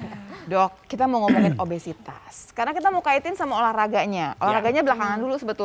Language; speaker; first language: Indonesian; native; Indonesian